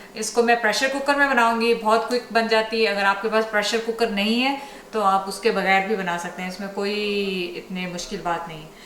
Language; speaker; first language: Urdu; native; Urdu